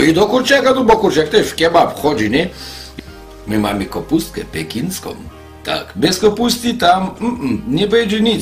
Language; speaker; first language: Polish; non-native, fluent; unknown